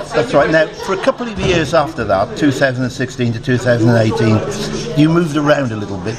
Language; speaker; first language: English; native; English